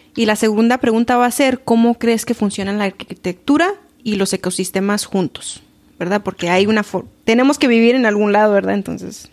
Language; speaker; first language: Spanish; early bilingual, heritage; Spanish